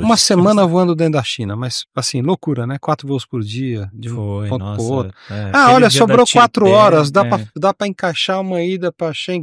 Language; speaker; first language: Portuguese; native; Portuguese